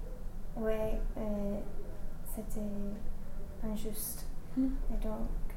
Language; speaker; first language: French; non-native, learner; English